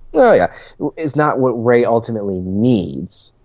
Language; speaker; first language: English; native; English